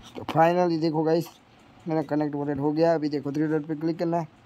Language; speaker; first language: Hindi; native; Hindi